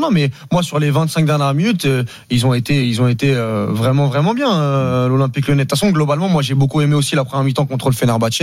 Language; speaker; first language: French; native; French